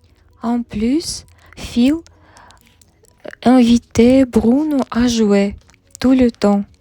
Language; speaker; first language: French; non-native, learner; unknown